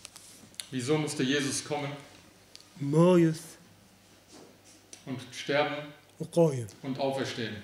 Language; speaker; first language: German; early bilingual, other home language; Aramaic